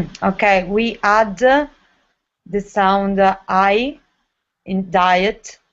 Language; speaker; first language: English; non-native, learner; Italian